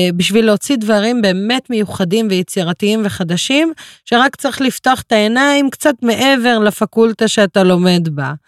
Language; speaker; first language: Hebrew; non-native, local second language; Arabic